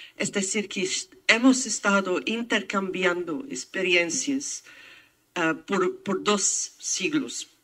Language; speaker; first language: Spanish; non-native, fluent; English